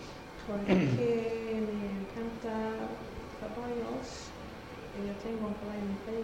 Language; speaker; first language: Spanish; non-native, learner; Swedish